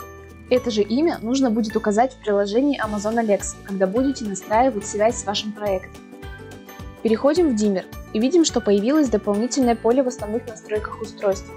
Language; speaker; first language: Russian; native; Russian